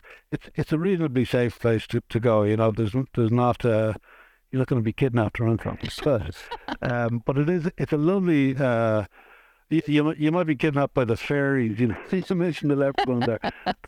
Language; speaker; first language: English; native; English